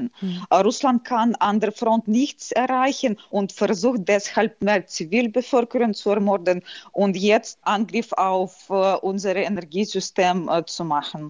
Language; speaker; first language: German; non-native, fluent; Ukrainian